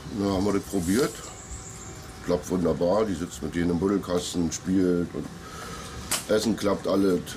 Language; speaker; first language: German; native; German